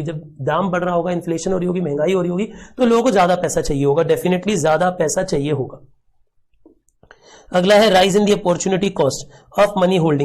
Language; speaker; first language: Hindi; native; Hindi